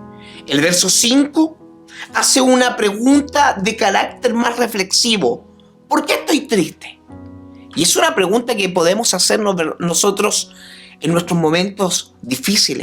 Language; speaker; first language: Spanish; native; Spanish